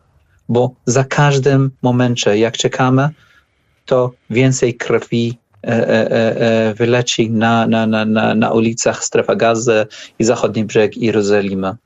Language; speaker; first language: Polish; non-native, learner; Arabic